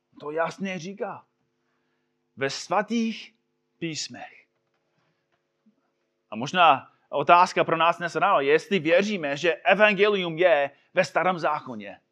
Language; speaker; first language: Czech; non-native, fluent; English